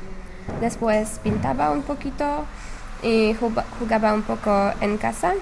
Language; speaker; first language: Spanish; non-native, fluent; English